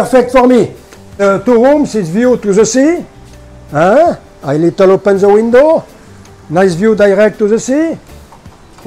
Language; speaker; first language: English; non-native, learner; French